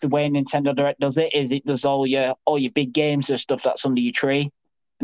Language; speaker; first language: English; native; English